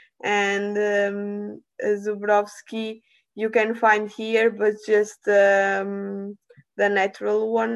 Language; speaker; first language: English; non-native, learner; Portuguese